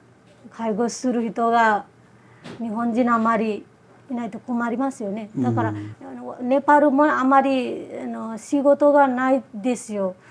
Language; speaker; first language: Japanese; non-native, fluent; Nepali